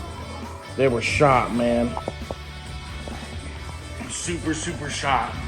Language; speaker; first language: English; native; English